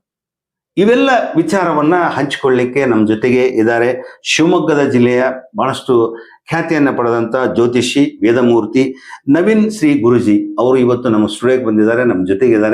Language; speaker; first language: Kannada; native; Kannada